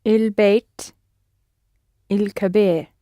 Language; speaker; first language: Arabic; non-native, learner; English